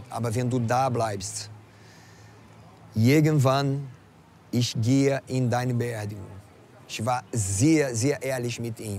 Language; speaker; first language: German; non-native, learner; Portuguese